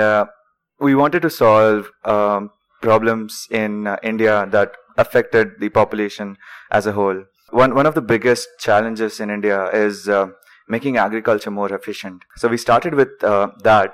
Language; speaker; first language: English; non-native, local second language; Marathi